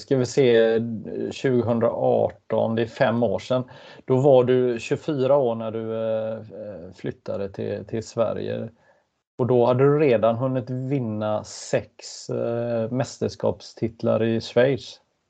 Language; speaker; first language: Swedish; native; Swedish